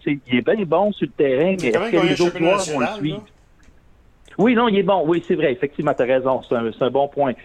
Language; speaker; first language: French; native; French